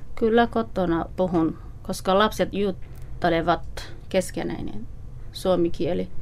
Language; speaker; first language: Finnish; non-native, learner; Somali